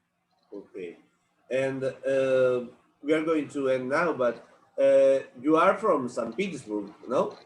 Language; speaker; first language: English; non-native, learner; Spanish